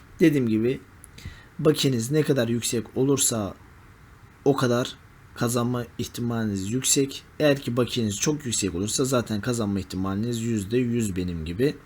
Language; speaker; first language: Turkish; native; Turkish